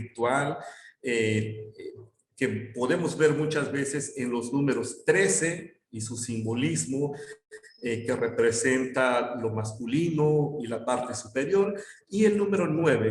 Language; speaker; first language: Spanish; non-native, local second language; Yucateco